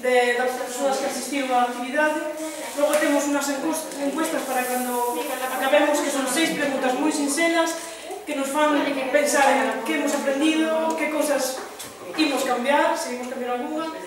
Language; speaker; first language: Galician; non-native, local second language; Spanish